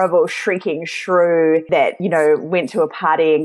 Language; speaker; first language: English; native; English